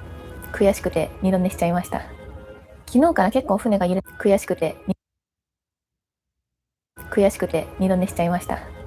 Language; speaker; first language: Japanese; native; Japanese